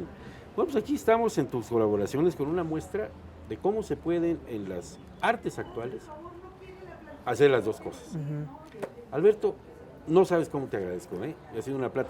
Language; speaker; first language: Spanish; native; Spanish